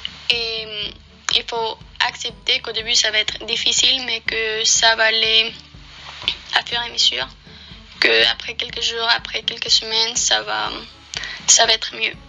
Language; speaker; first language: French; non-native, fluent; Spanish